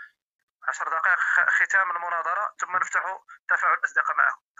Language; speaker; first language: Arabic; native; Arabic